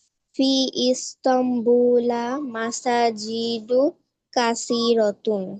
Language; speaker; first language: Arabic; non-native, learner; Bangla